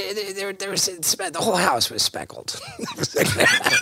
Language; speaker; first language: English; native; English